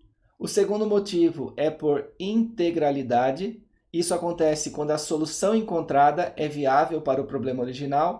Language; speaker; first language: Portuguese; native; Portuguese